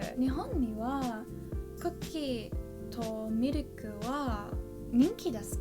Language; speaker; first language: Japanese; non-native, learner; English